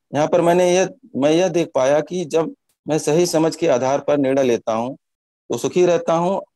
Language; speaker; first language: Hindi; native; Hindi